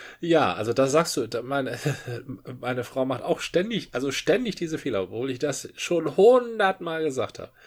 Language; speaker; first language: German; native; German